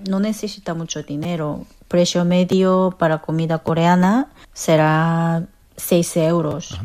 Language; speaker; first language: Spanish; non-native, learner; Korean